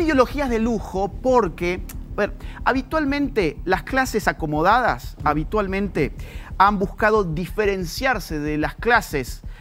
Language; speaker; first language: Spanish; native; Spanish